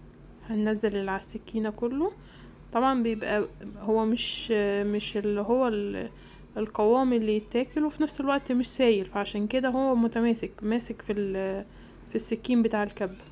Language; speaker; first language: Arabic; native; Arabic